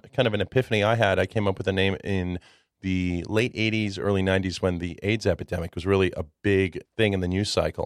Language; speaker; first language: English; early bilingual, other home language; Czech